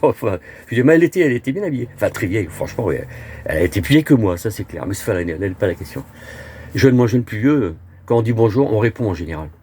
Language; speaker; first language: French; native; French